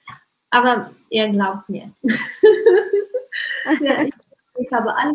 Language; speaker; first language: German; non-native, learner; Russian